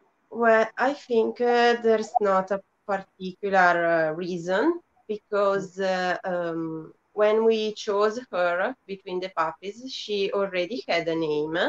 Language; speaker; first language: English; non-native, fluent; Italian